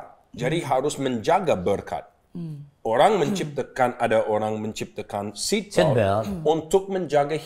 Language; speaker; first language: Indonesian; non-native, learner; English